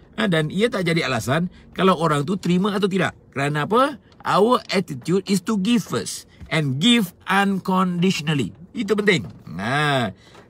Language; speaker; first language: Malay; native; Malay